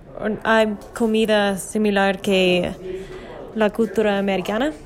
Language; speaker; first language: Spanish; non-native, learner; English